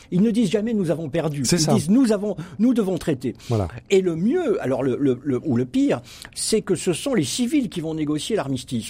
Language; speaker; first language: French; native; French